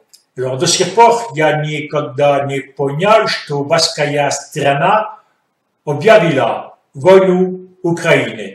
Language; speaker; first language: Russian; non-native, fluent; French